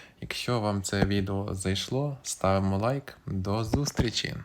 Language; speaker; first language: Ukrainian; native; Ukrainian